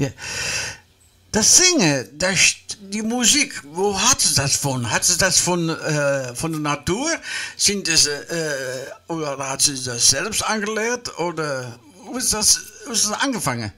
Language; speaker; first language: German; non-native, learner; Dutch